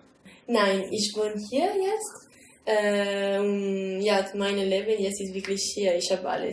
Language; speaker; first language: German; non-native, learner; Italian